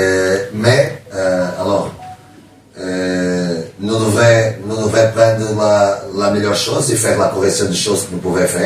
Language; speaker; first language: French; non-native, learner; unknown